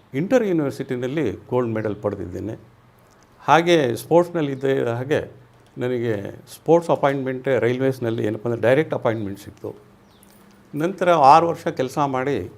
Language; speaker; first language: Kannada; non-native, local second language; Tamil